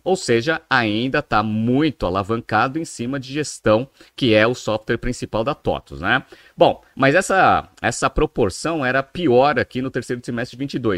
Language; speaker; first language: Portuguese; native; Portuguese